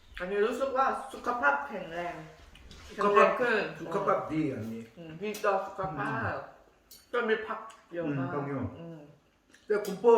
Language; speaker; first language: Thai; non-native, learner; Korean